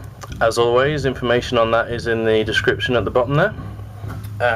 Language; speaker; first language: English; native; English